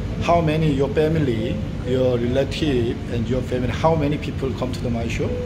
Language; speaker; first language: English; non-native, learner; Korean